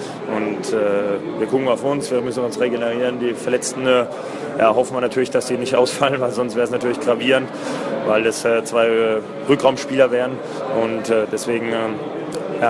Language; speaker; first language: German; native; German